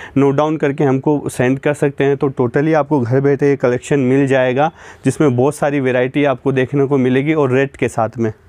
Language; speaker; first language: Hindi; native; Hindi